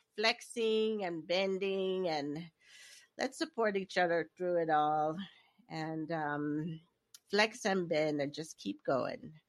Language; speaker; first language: English; native; English